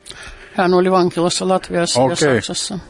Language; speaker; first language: Finnish; non-native, fluent; Russian